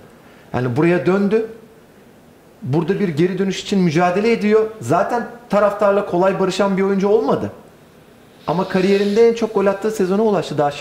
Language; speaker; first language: Turkish; native; Turkish